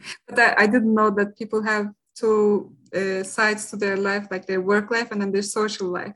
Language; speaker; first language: English; non-native, fluent; Turkish